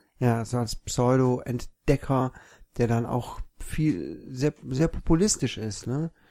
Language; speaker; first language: German; native; German